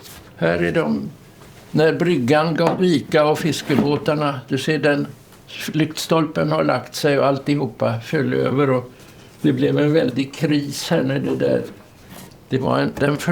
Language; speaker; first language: Swedish; native; Swedish